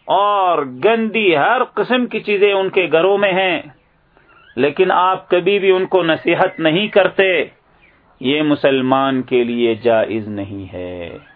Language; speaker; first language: Urdu; native; Urdu